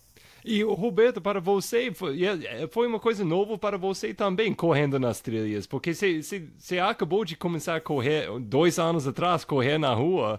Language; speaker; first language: Portuguese; non-native, fluent; English